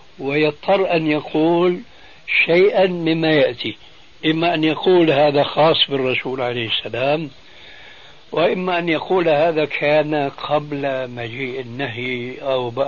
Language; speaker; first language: Arabic; early bilingual, other home language; Albanian